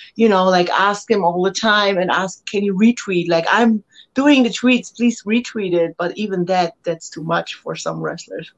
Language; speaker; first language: English; non-native, fluent; German